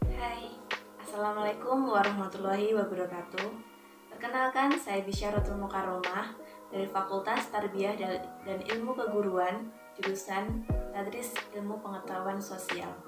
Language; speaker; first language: Indonesian; native; Indonesian